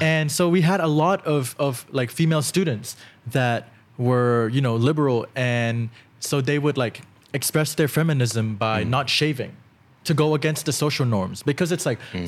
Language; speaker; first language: English; early bilingual, other home language; Thai